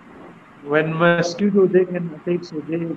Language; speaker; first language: English; non-native, learner; Pashto